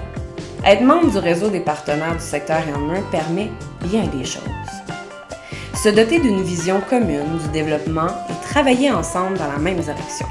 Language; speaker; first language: French; native; French